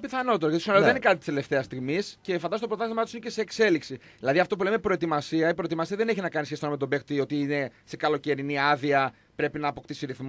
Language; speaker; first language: Greek; native; Greek